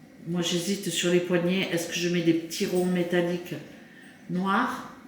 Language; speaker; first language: French; native; French